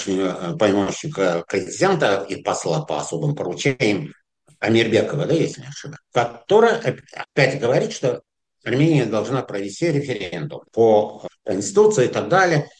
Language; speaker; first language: Russian; non-native, fluent; Azerbaijani